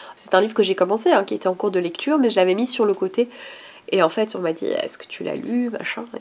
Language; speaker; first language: French; native; French